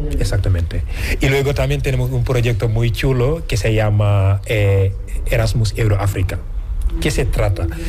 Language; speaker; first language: Spanish; non-native, fluent; Wolof